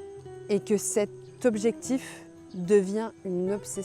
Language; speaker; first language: French; native; French